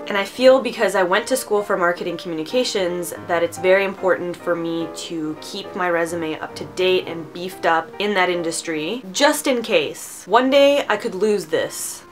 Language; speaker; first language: English; early bilingual, other home language; Romanian